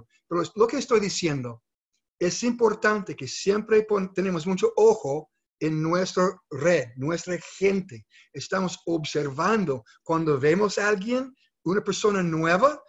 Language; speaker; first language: Spanish; non-native, fluent; English